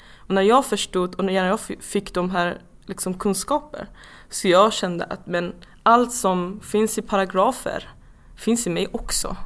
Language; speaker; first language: Swedish; non-native, fluent; Persian